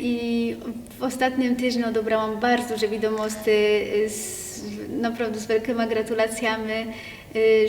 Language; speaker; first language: Polish; non-native, local second language; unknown